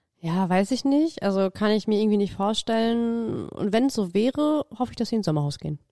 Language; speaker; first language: German; native; German